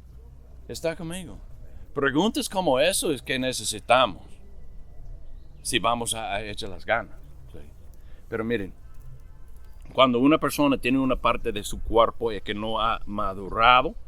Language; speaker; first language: Spanish; non-native, fluent; English